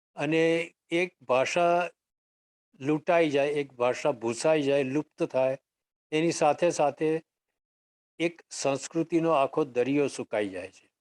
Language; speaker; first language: Gujarati; native; Gujarati